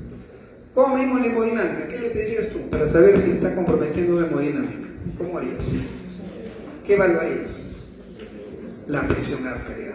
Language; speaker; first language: Spanish; native; Spanish